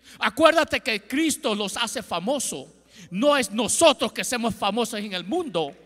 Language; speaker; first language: Spanish; early bilingual, heritage; Spanish